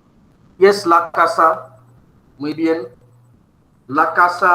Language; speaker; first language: Spanish; non-native, fluent; Bangla